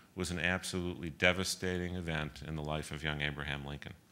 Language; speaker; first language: English; native; English